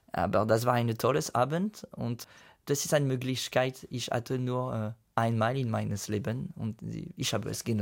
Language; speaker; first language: German; non-native, fluent; French